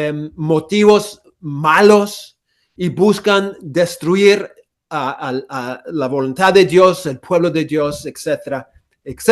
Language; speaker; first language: Spanish; non-native, fluent; English